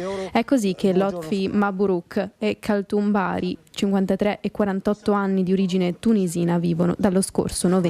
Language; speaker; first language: Italian; native; Italian